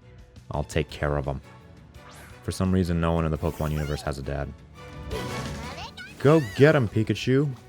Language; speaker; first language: English; native; English